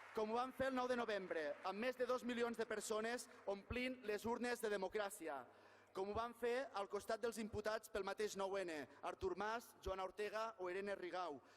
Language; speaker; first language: Catalan; native; Catalan